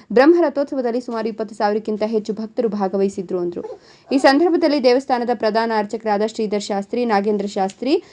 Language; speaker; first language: Kannada; native; Kannada